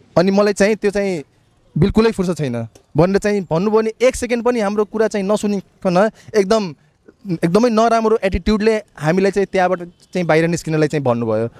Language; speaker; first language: Nepali; non-native, local second language; Maithili